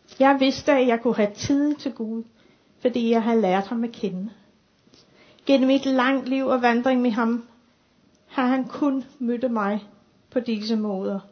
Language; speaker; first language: Danish; non-native, fluent; English